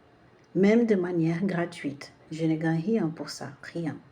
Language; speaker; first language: French; non-native, fluent; Portuguese